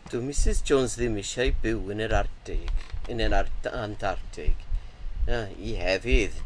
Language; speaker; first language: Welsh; non-native, learner; English